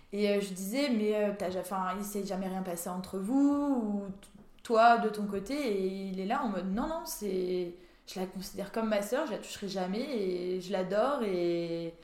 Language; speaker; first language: French; native; French